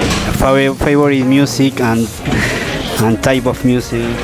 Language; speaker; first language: English; non-native, learner; Spanish